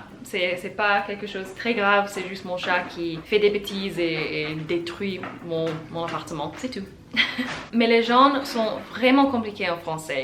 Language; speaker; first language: French; non-native, learner; English